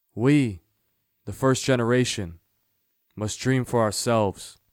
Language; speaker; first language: English; native; English